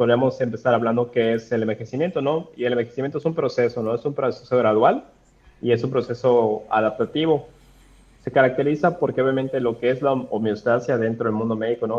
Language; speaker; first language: Spanish; native; Spanish